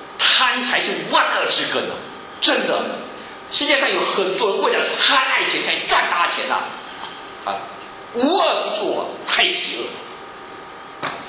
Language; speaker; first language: Chinese; native; Chinese